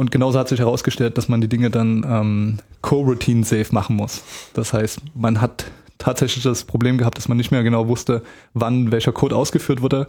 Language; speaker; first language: German; native; German